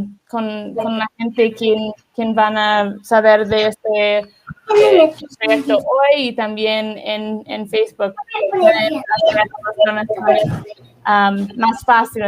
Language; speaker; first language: Spanish; non-native, learner; English